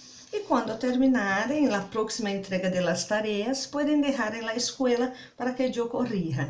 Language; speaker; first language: Spanish; non-native, learner; Portuguese